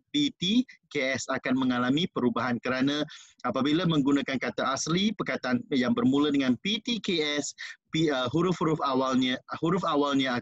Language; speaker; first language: Malay; non-native, local second language; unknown